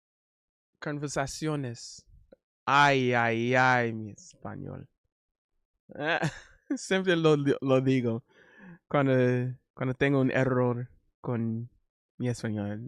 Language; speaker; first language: Spanish; non-native, learner; English